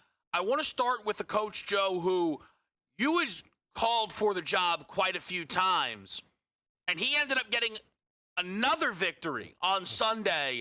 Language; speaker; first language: English; native; English